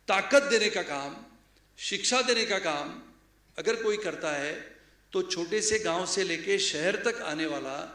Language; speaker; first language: Hindi; non-native, local second language; Marathi